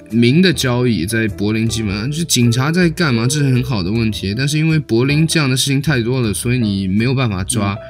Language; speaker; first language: Chinese; native; Chinese